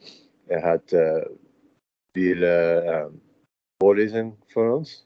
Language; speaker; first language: German; non-native, learner; English